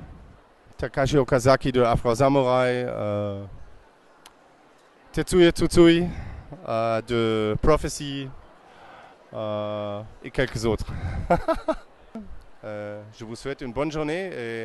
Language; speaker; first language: French; non-native, fluent; German